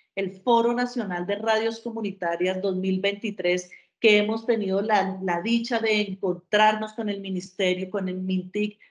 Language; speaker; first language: Spanish; native; Spanish